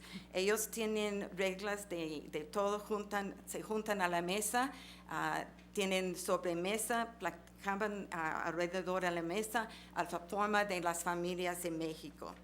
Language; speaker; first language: Spanish; non-native, fluent; English